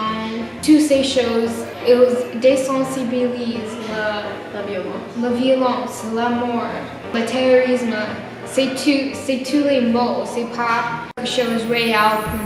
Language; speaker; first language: French; non-native, learner; English